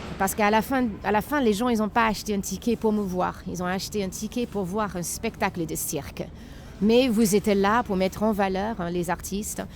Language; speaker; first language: French; non-native, fluent; English